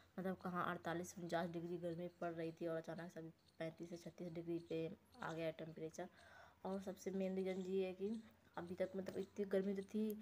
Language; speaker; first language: Hindi; native; Hindi